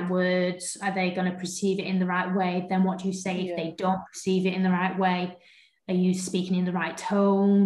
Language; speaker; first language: English; native; English